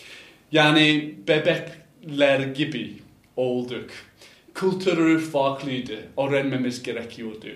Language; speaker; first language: Turkish; non-native, fluent; English